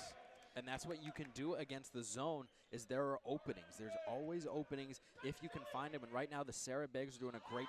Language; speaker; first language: English; native; English